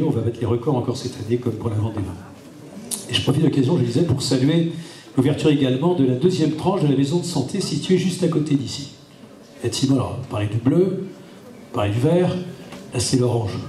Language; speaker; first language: French; native; French